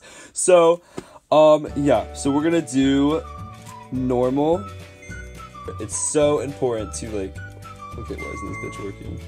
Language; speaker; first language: English; native; English